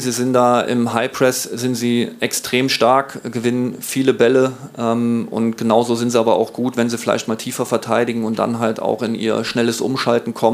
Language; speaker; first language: German; native; German